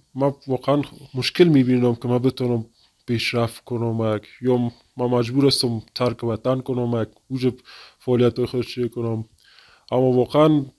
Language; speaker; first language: Persian; native; Persian